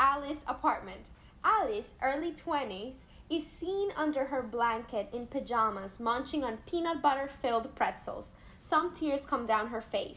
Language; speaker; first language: English; non-native, fluent; Spanish